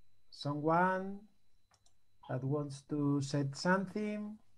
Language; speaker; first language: English; non-native, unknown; Spanish